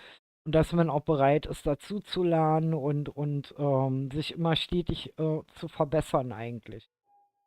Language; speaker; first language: German; native; German